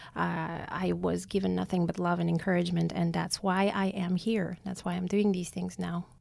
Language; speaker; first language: English; non-native, fluent; Armenian